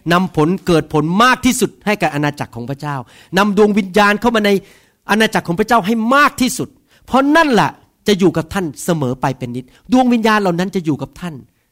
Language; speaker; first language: Thai; native; Thai